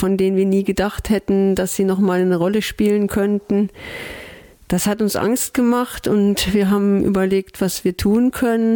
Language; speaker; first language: German; native; German